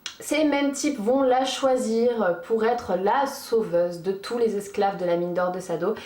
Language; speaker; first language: French; early bilingual, other home language; Portuguese